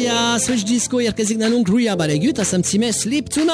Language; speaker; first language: Hungarian; native; Hungarian